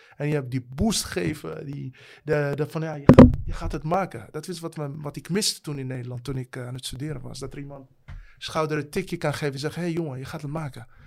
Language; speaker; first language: Dutch; non-native, fluent; Arabic